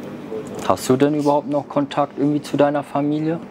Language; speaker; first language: German; native; German